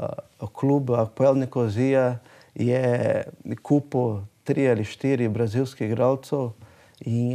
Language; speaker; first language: Slovenian; non-native, learner; Portuguese